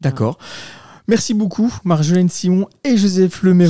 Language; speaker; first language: French; native; French